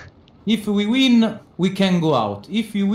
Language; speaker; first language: English; non-native, learner; Italian